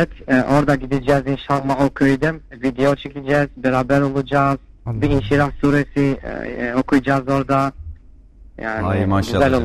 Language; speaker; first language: Turkish; non-native, fluent; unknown